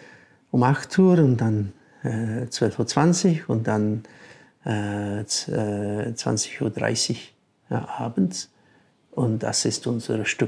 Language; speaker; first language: German; non-native, fluent; English